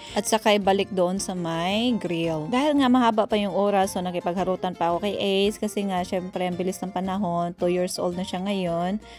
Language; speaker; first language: Filipino; non-native, local second language; Cebuano